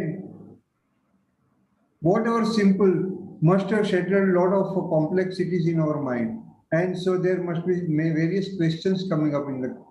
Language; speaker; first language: English; non-native, local second language; Hindi